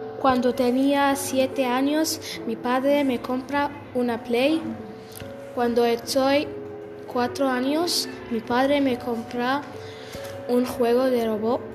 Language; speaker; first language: Spanish; non-native, learner; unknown